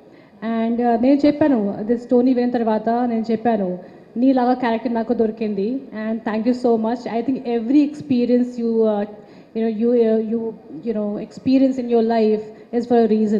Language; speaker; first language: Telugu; non-native, local second language; Hindi